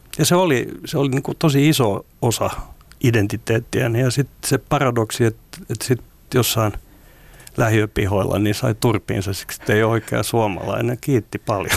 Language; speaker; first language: Finnish; non-native, local second language; Swedish